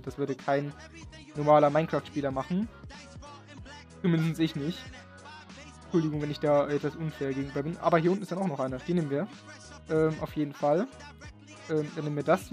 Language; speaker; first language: German; native; German